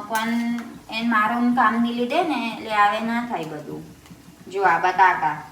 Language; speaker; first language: Gujarati; non-native, learner; Filipino